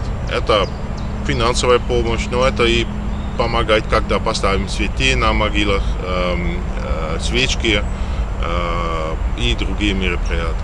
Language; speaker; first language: Russian; non-native, fluent; Dutch